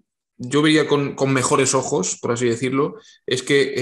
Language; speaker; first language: Spanish; native; Spanish